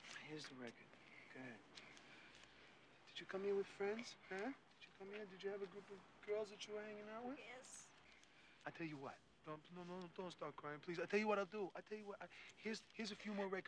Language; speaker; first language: English; native; English